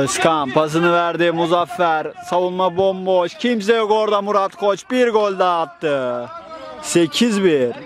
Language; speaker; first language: Turkish; native; Turkish